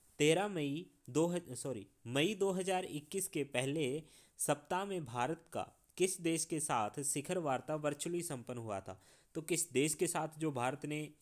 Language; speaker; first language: Hindi; non-native, local second language; Punjabi